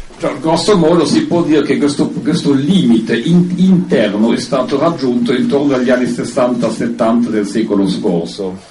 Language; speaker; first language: Italian; non-native, fluent; German